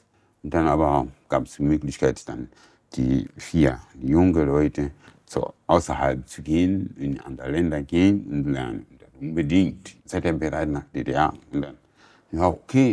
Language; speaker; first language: German; non-native, learner; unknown